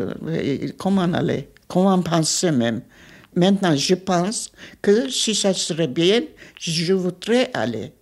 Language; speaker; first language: French; non-native, fluent; Armenian